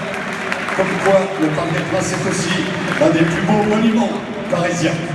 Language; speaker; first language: French; native; French